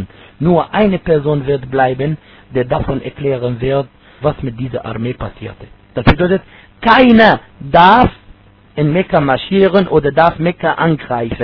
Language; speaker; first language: German; non-native, fluent; Arabic